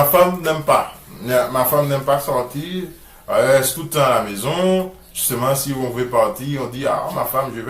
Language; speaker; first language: French; non-native, local second language; Haitian Creole